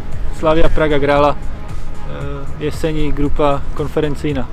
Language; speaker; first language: Polish; non-native, learner; Czech